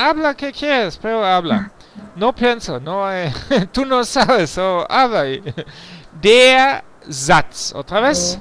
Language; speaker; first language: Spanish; non-native, learner; German